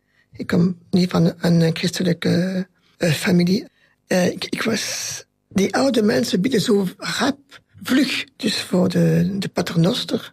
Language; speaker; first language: Dutch; non-native, local second language; French